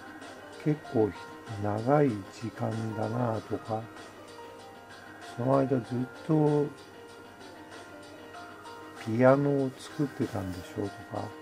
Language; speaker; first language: Japanese; native; Japanese